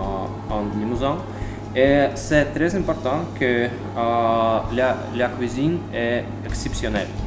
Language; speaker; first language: French; non-native, learner; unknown